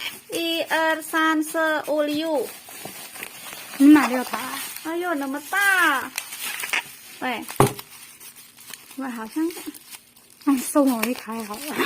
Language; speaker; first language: Chinese; non-native, fluent; Indonesian